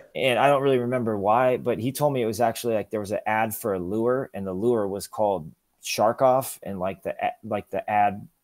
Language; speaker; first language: English; native; English